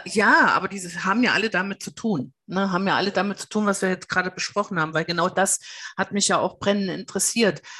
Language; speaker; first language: German; native; German